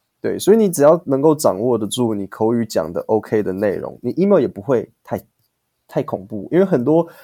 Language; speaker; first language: Chinese; native; Chinese